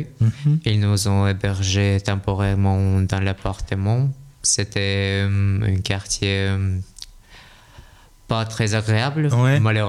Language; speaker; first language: French; non-native, fluent; Russian